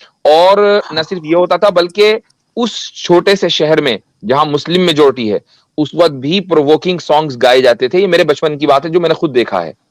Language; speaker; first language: Hindi; native; Hindi